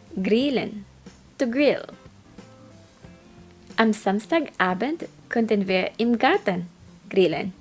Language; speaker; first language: German; non-native, fluent; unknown